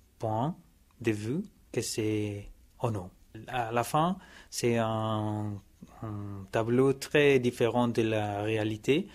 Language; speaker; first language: French; non-native, learner; Italian